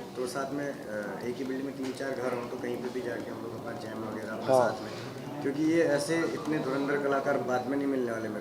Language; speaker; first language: Hindi; native; Hindi